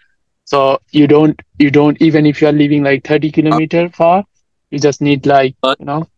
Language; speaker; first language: English; non-native, local second language; Nepali